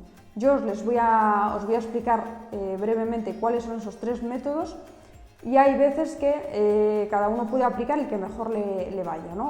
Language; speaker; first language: Spanish; native; Spanish